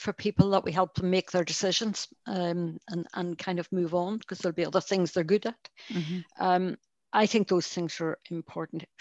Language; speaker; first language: English; native; English